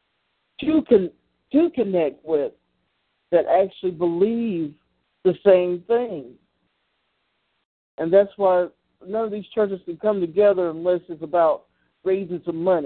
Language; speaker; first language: English; native; English